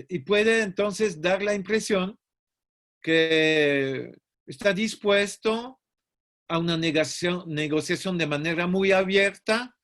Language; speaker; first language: Spanish; non-native, fluent; French